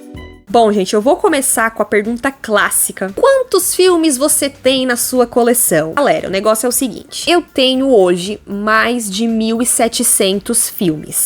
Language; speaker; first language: Portuguese; native; Portuguese